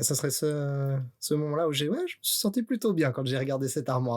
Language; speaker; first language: French; native; French